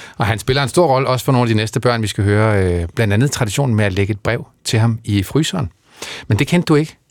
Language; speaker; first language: Danish; native; Danish